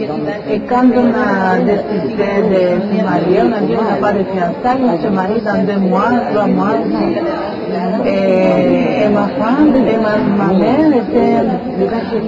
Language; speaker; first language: French; non-native, fluent; Greek